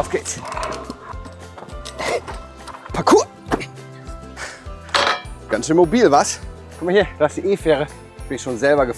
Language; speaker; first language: German; native; German